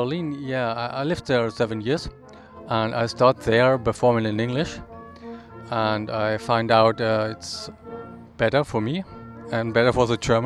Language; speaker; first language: English; non-native, learner; German